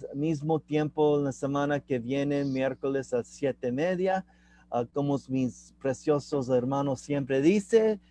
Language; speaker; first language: Spanish; non-native, learner; English